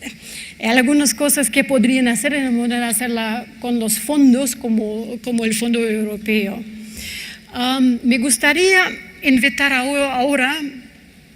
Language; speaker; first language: Spanish; non-native, fluent; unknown